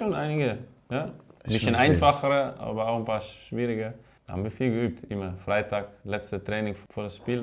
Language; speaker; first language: German; non-native, fluent; Dutch